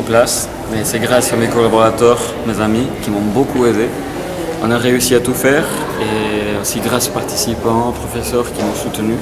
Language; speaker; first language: French; non-native, fluent; Spanish